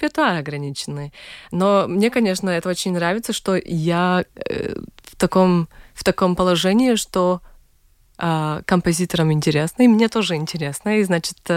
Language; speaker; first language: Russian; non-native, local second language; Latvian